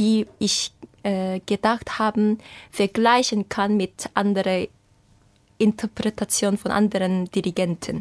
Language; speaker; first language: German; non-native, fluent; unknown